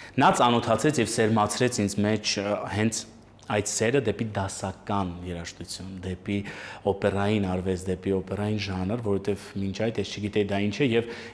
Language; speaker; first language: Armenian; early bilingual, heritage; Armenian